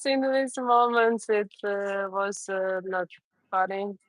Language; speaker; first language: English; non-native, learner; Russian